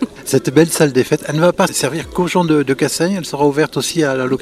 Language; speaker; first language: French; native; French